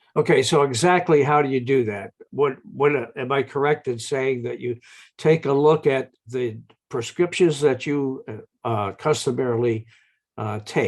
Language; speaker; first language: English; native; English